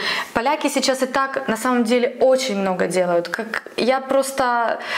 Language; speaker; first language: Russian; native; Russian